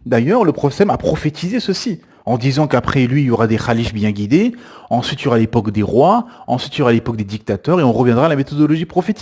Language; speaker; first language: French; native; French